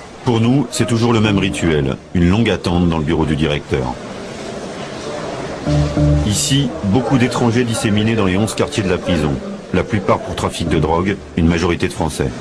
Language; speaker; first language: French; native; French